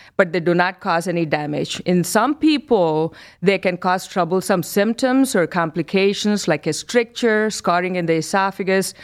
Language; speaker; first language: English; non-native, local second language; Telugu